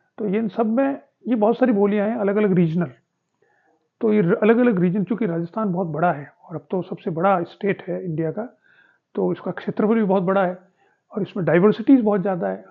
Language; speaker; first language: Hindi; native; Hindi